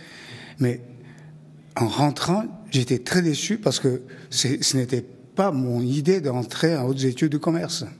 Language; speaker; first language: French; non-native, fluent; Japanese